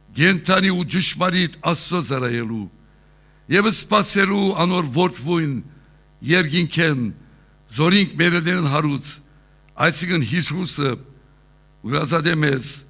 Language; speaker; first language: Armenian; early bilingual, heritage; Armenian